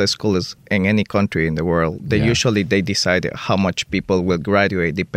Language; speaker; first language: English; non-native, fluent; Spanish